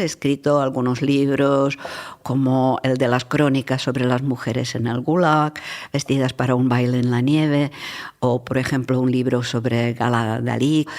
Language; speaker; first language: Spanish; non-native, fluent; Czech